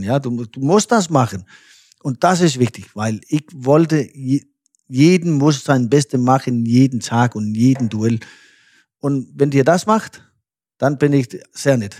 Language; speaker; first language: German; non-native, fluent; Danish